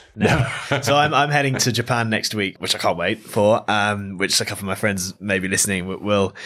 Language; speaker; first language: English; native; English